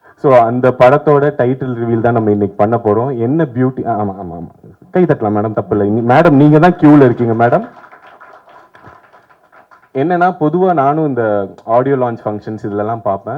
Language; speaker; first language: Tamil; native; Tamil